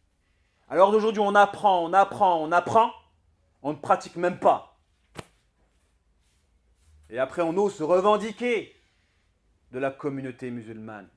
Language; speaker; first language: French; native; French